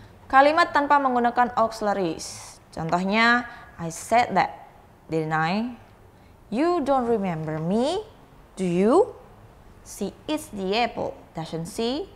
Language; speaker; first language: English; non-native, fluent; Indonesian